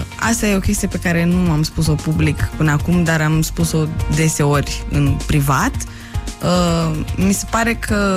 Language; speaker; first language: Romanian; native; Romanian